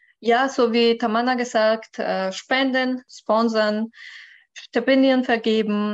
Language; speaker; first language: German; non-native, learner; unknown